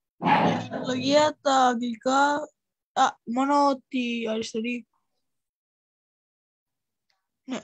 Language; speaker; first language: Greek; non-native, learner; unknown